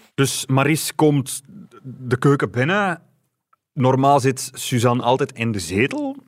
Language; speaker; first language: Dutch; native; Dutch